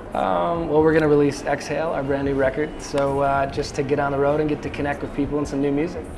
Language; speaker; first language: English; native; English